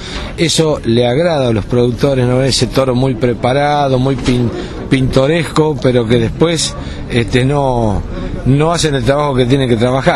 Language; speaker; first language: Spanish; native; Spanish